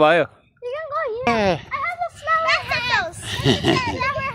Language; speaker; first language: English; early bilingual, other home language; Nepali